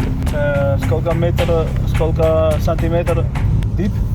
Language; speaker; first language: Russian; non-native, learner; Georgian